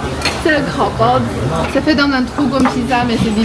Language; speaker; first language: French; non-native, learner; Chinese